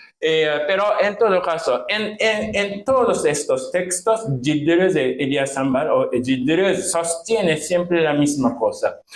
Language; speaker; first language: Spanish; non-native, fluent; Japanese